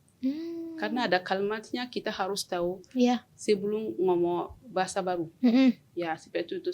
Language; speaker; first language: Indonesian; non-native, learner; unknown